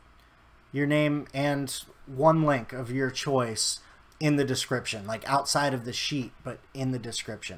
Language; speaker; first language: English; native; English